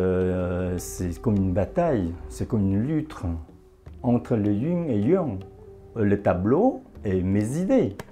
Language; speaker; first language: French; non-native, fluent; Chinese